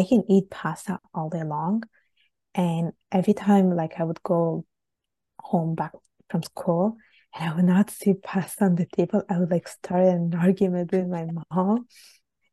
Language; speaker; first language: English; non-native, fluent; Italian